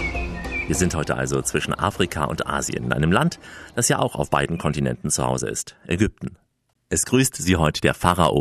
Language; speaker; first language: German; native; German